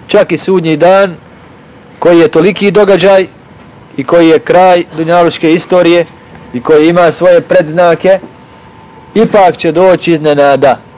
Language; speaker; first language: Bosnian; native; Bosnian